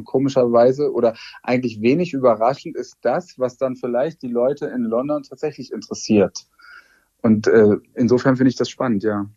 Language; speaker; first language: German; native; German